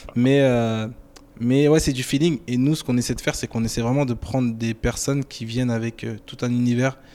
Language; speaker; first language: French; native; French